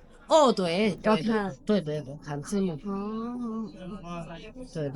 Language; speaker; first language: Chinese; non-native, learner; Spanish